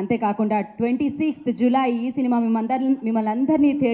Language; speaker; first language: Telugu; native; Telugu